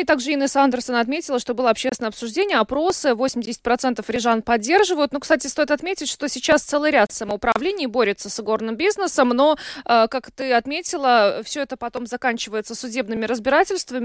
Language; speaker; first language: Russian; native; Russian